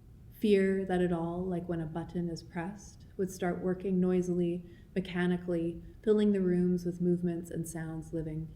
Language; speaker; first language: English; native; English